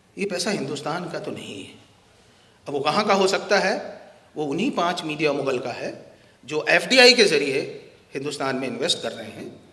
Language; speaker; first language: Hindi; native; Hindi